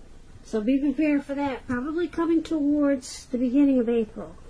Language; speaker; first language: English; native; English